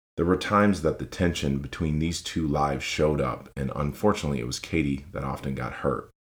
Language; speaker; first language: English; native; English